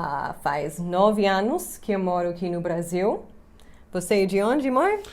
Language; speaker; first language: Portuguese; non-native, fluent; English